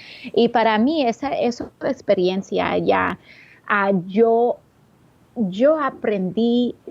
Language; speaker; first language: Spanish; early bilingual, heritage; English